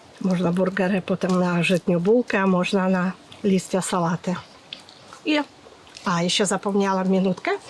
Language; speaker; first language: Polish; non-native, fluent; Ukrainian